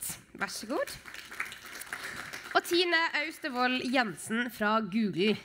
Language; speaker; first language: Norwegian; native; Norwegian